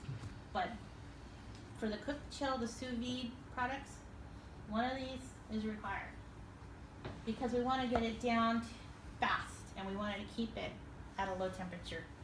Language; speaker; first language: English; native; English